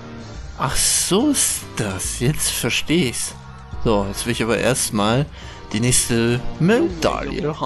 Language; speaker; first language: German; native; German